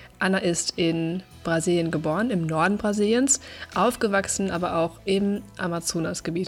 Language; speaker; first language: German; native; German